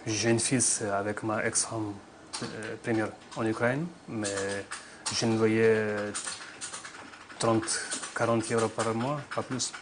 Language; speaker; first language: French; non-native, fluent; Russian